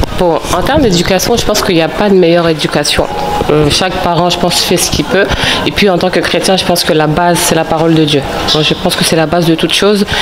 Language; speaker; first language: French; early bilingual, other home language; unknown